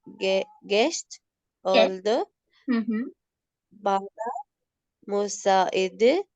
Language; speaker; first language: Turkish; non-native, learner; Arabic